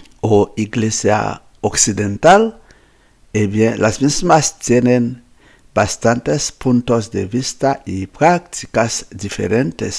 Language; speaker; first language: Spanish; non-native, fluent; Haitian Creole